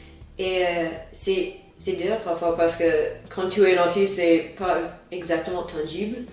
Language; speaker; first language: French; non-native, fluent; English